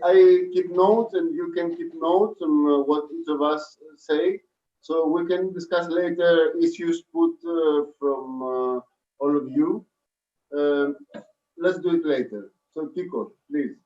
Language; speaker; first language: English; non-native, fluent; Greek